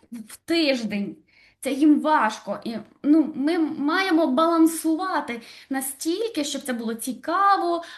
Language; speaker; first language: Ukrainian; native; Ukrainian